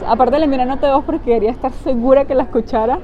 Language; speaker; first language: Spanish; native; Spanish